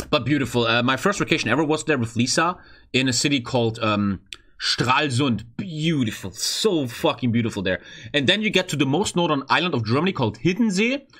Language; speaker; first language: English; non-native, fluent; German